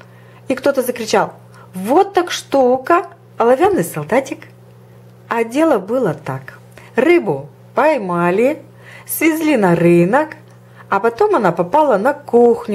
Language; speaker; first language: Russian; native; Russian